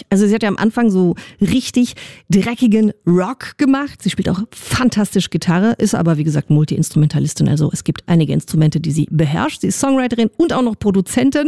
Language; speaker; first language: German; native; German